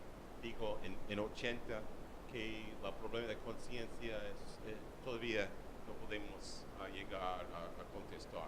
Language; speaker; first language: Spanish; non-native, learner; English